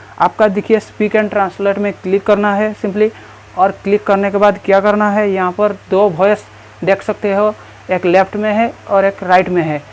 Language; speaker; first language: Hindi; non-native, local second language; Bangla